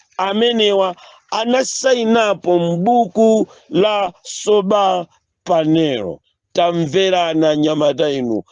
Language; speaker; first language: Nyanja; native; Nyanja